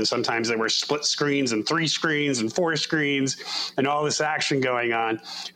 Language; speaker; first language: English; native; English